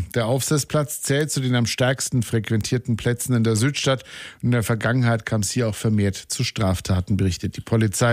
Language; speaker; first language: German; native; German